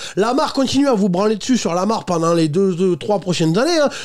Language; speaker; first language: French; native; French